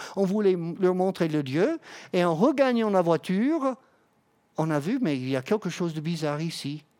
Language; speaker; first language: French; non-native, fluent; English